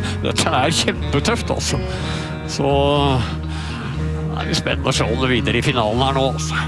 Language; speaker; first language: Norwegian; native; Norwegian